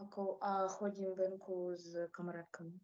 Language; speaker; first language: Czech; non-native, learner; Ukrainian